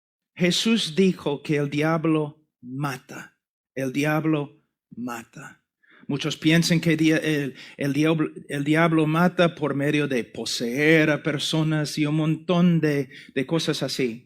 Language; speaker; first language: Spanish; non-native, fluent; English